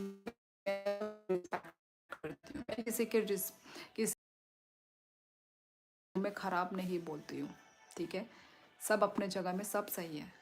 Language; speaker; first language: Hindi; non-native, local second language; Kok Borok